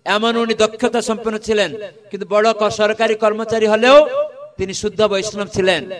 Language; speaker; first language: Bangla; non-native, fluent; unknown